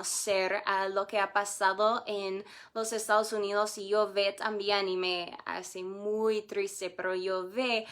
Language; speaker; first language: Spanish; non-native, fluent; English